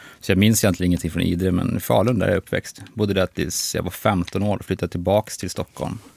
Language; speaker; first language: Swedish; native; Swedish